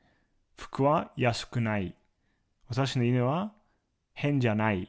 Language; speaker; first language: Japanese; non-native, fluent; English